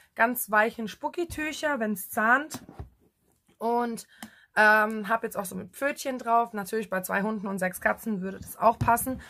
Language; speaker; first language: German; native; German